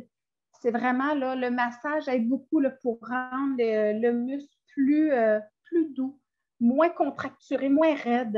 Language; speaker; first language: French; native; French